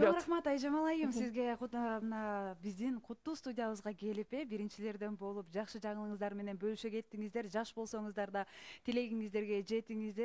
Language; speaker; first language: Kyrgyz; native; Kyrgyz